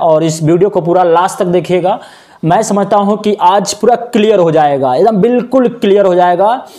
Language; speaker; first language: Hindi; native; Hindi